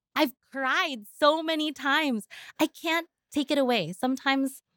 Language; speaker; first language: English; native; English